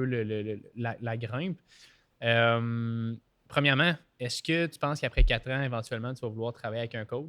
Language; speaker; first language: French; native; French